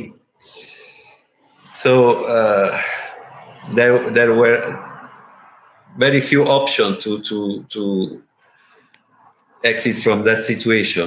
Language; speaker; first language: English; non-native, learner; Italian